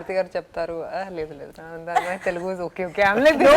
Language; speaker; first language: Telugu; non-native, learner; Hindi